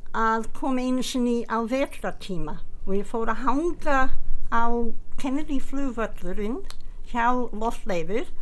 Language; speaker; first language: Icelandic; non-native, fluent; English